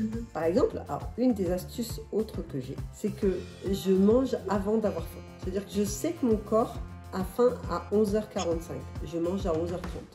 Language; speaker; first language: French; native; French